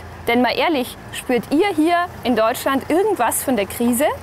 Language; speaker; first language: German; native; German